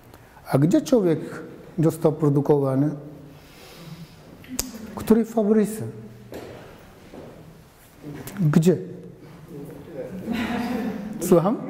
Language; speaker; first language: Polish; non-native, fluent; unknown